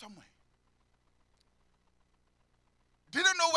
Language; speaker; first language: English; non-native, local second language; Yoruba